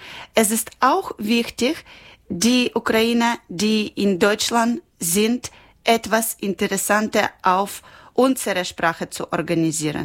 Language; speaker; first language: German; non-native, learner; Ukrainian